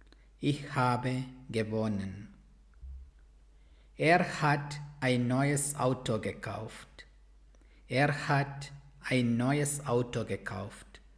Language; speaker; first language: German; non-native, fluent; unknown